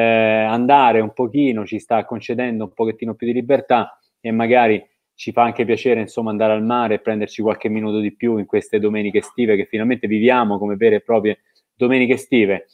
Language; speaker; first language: Italian; native; Italian